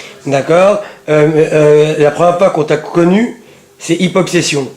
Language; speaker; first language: French; native; French